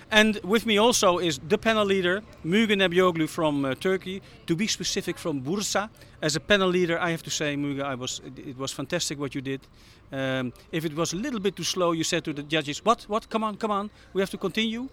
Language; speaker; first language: English; non-native, fluent; Dutch